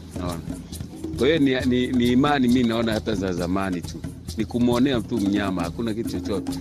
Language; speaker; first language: Swahili; native; Swahili